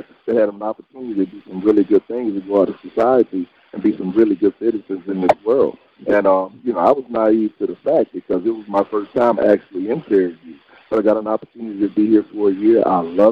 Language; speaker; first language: English; native; English